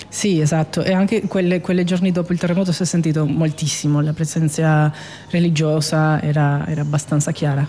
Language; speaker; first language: Italian; non-native, fluent; Spanish